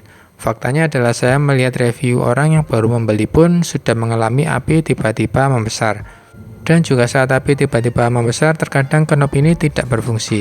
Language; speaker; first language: Indonesian; native; Indonesian